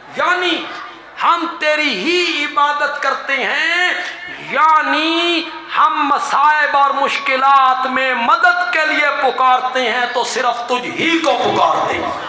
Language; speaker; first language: Urdu; non-native, local second language; Punjabi